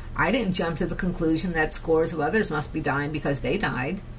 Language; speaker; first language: English; native; English